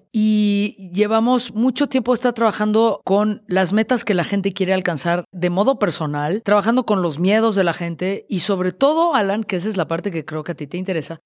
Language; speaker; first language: Spanish; native; Spanish